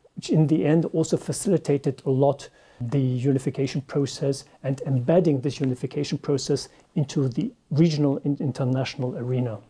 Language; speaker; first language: English; non-native, fluent; German